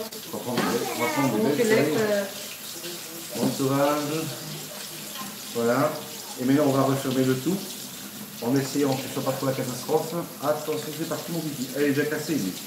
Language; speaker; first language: French; native; French